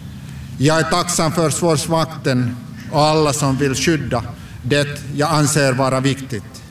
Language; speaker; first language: Swedish; non-native, local second language; Finnish